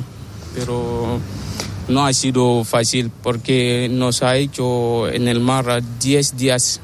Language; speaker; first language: Spanish; non-native, learner; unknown